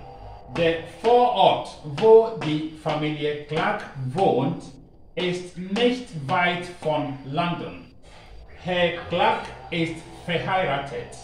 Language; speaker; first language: German; non-native, learner; Akan